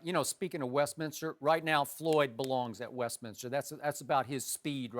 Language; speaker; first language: English; native; English